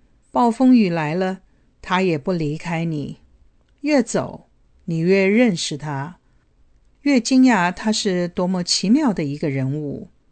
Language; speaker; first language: Chinese; native; Chinese